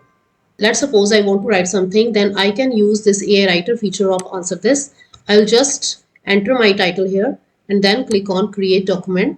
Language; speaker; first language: English; non-native, local second language; Hindi